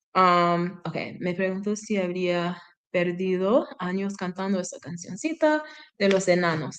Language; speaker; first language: Spanish; non-native, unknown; English